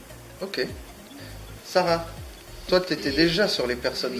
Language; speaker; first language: French; native; French